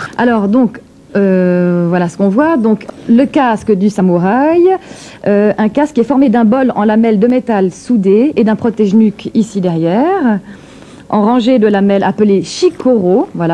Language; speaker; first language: French; native; French